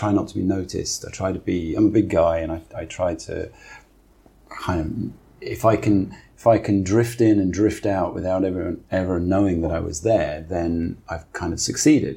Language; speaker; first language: English; native; English